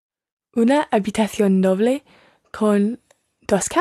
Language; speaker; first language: Spanish; non-native, learner; English